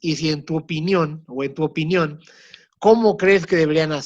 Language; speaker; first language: Spanish; native; Spanish